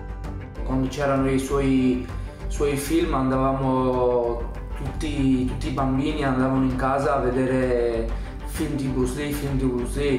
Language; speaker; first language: Italian; early bilingual, other home language; Armenian